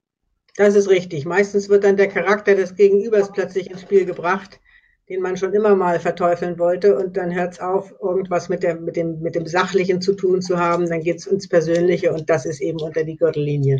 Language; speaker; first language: German; native; German